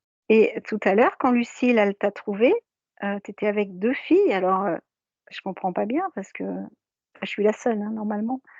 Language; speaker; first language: French; native; French